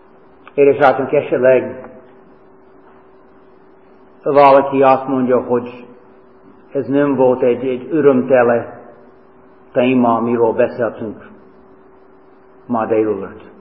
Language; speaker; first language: Hungarian; non-native, fluent; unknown